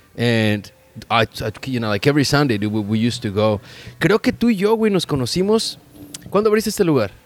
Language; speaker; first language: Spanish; early bilingual, heritage; Spanish